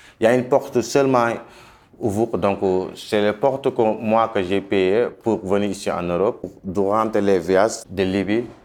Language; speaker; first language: French; non-native, local second language; Wolof